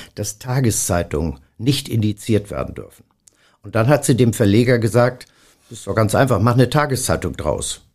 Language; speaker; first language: German; native; German